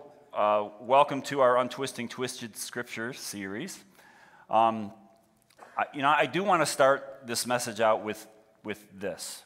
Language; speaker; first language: English; native; English